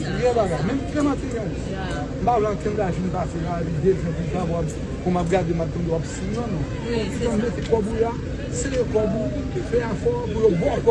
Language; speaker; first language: French; non-native, local second language; Haitian Creole